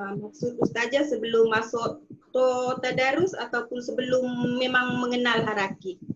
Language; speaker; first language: Malay; native; Malay